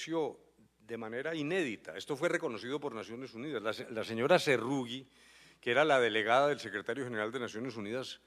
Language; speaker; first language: Spanish; native; Spanish